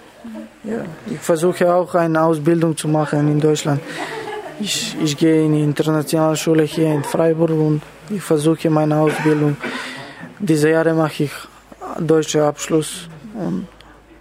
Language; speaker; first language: German; non-native, learner; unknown